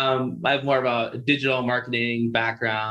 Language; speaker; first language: English; native; English